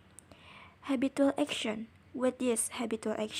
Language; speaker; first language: English; non-native, learner; Indonesian